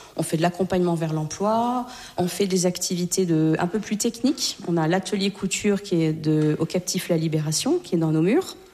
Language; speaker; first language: French; native; French